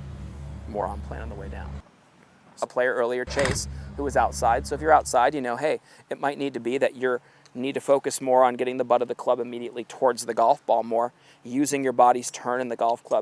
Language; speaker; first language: English; native; English